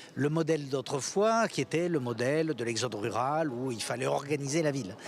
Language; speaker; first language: French; native; French